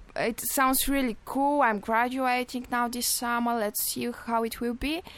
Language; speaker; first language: English; non-native, fluent; Bulgarian